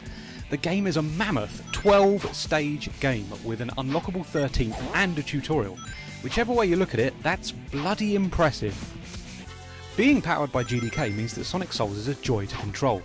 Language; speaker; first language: English; native; English